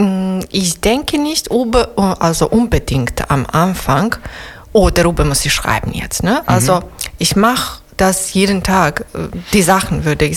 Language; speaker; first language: German; non-native, fluent; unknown